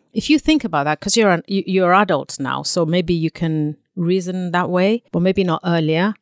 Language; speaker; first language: English; non-native, local second language; Yoruba